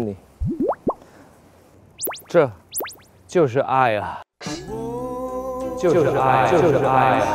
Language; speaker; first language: Chinese; non-native, local second language; Cantonese